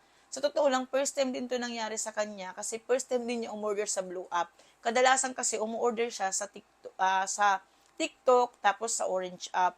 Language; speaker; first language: Filipino; native; Filipino